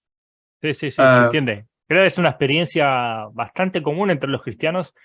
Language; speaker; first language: Spanish; native; Spanish